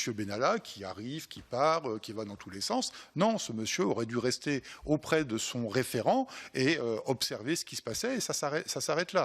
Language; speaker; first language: French; native; French